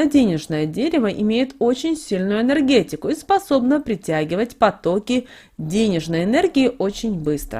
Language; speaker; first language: Russian; native; Russian